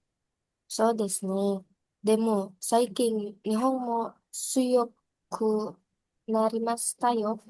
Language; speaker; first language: Japanese; non-native, learner; Indonesian